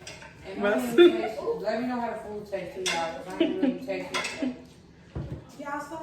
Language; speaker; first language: English; native; English